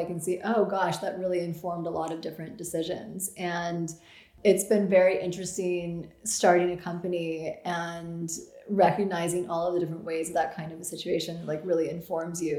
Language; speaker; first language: English; native; English